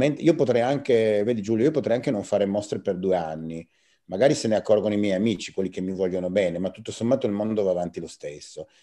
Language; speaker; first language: Italian; native; Italian